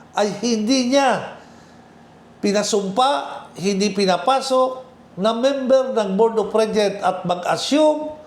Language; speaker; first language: Filipino; non-native, local second language; Bikol